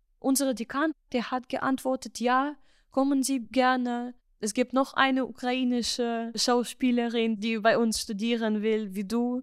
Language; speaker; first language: German; non-native, learner; Ukrainian